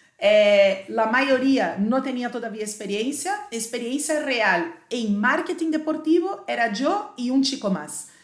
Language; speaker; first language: Spanish; non-native, fluent; Portuguese